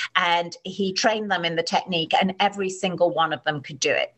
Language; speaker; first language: English; native; English